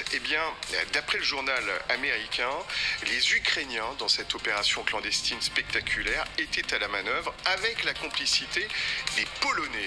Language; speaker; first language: French; native; French